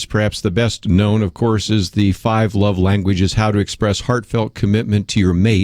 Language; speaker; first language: English; native; English